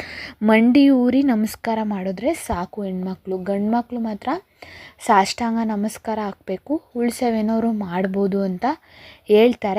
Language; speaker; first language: Kannada; native; Kannada